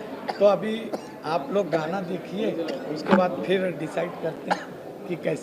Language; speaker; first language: Hindi; native; Hindi